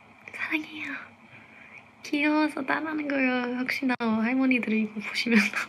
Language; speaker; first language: Korean; non-native, fluent; English